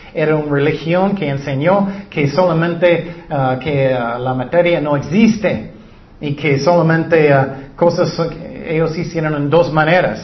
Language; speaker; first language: Spanish; non-native, learner; English